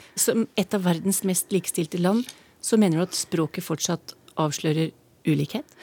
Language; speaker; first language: Norwegian; native; Norwegian